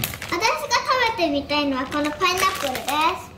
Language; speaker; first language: Japanese; early bilingual, heritage; Japanese